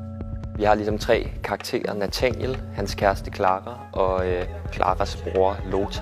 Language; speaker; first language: Danish; native; Danish